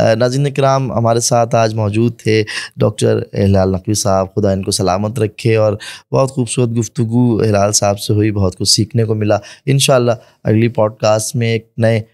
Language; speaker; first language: Urdu; native; Urdu